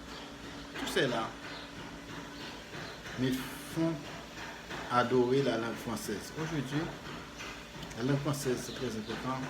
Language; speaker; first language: French; non-native, fluent; Spanish